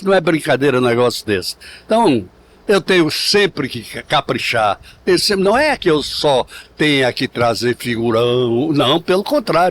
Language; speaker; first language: Portuguese; native; Portuguese